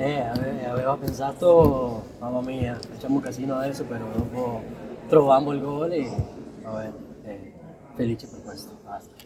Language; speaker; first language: Italian; non-native, learner; Spanish